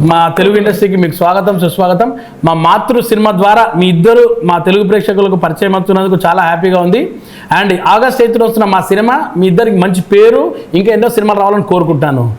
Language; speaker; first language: Telugu; native; Telugu